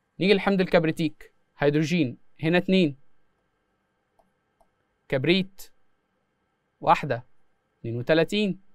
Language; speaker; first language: Arabic; native; Arabic